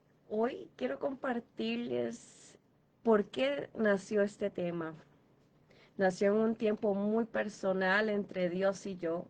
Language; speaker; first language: Spanish; native; Spanish